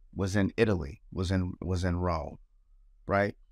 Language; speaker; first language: English; native; English